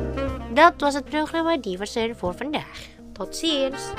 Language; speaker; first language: Dutch; non-native, learner; Indonesian